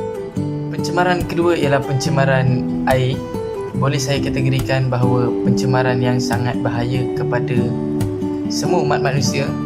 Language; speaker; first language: Malay; native; Malay